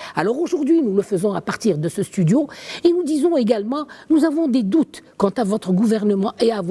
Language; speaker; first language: French; non-native, local second language; Arabic